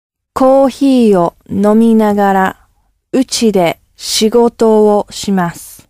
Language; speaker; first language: Japanese; non-native, learner; English